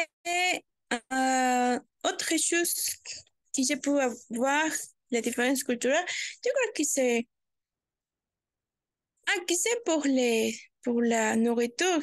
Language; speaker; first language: French; non-native, learner; Spanish